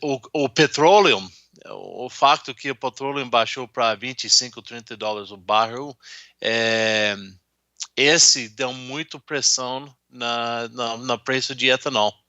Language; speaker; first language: Portuguese; non-native, fluent; English